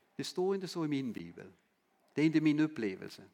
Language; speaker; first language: Swedish; non-native, fluent; German